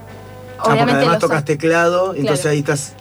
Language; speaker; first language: Spanish; native; Spanish